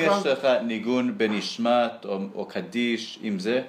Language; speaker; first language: Hebrew; non-native, learner; English